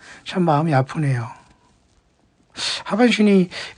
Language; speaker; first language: Korean; native; Korean